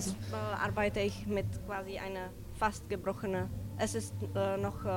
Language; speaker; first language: German; non-native, learner; Czech